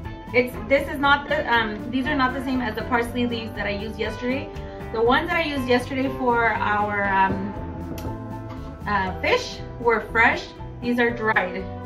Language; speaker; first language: English; early bilingual, other home language; Spanish